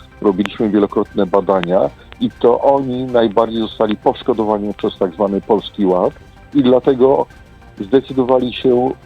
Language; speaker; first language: Polish; native; Polish